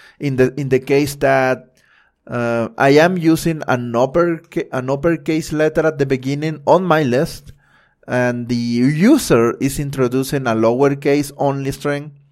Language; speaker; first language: English; non-native, fluent; Spanish